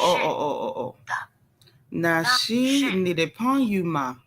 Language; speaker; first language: Chinese; non-native, learner; English